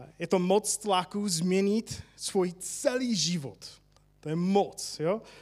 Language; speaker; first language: Czech; non-native, fluent; English